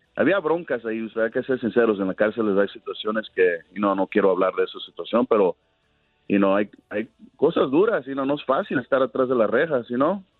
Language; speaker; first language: Spanish; early bilingual, heritage; Spanish